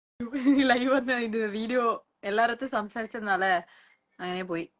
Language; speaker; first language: Malayalam; early bilingual, heritage; Malayalam